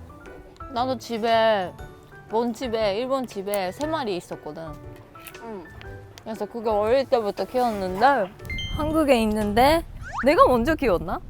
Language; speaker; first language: Korean; non-native, fluent; Japanese